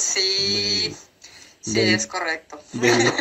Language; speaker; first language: Italian; non-native, learner; Spanish